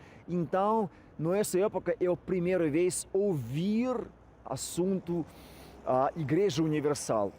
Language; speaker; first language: Portuguese; non-native, fluent; Russian